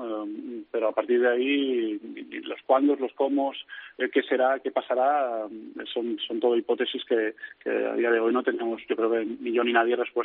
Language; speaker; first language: Spanish; native; Spanish